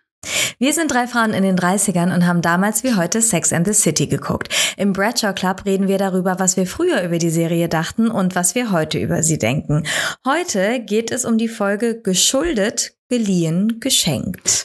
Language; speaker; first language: German; native; German